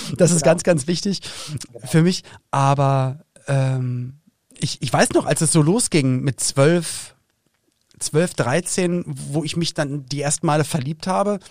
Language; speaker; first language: German; native; German